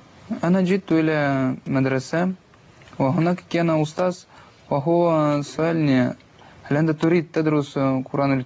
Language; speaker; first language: Arabic; non-native, learner; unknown